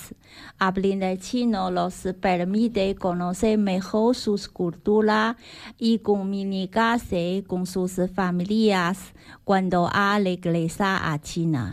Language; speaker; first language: Spanish; non-native, learner; Chinese